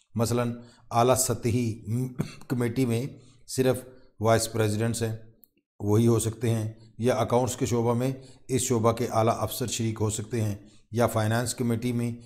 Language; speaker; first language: Urdu; non-native, local second language; Punjabi